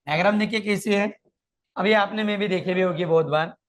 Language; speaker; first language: Hindi; non-native, local second language; Marathi